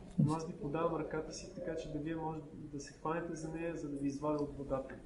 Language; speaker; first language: Bulgarian; native; Bulgarian